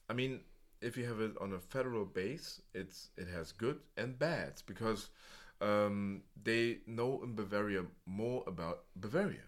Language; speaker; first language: English; non-native, fluent; German